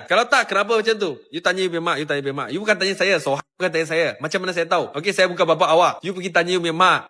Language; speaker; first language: Malay; non-native, local second language; Chinese